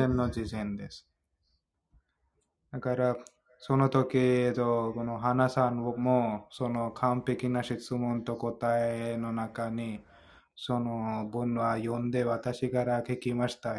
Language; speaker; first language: Japanese; non-native, fluent; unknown